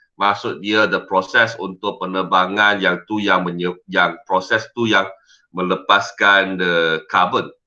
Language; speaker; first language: Malay; non-native, local second language; Chinese